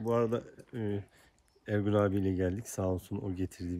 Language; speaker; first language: Turkish; native; Turkish